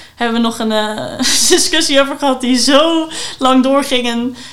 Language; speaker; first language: Dutch; native; Dutch